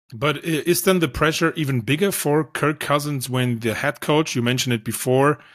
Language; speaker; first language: English; non-native, fluent; German